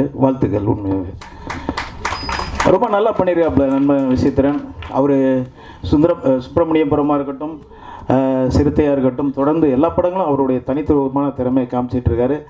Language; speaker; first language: Tamil; native; Tamil